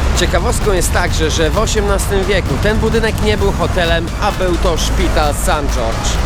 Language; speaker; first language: Polish; native; Polish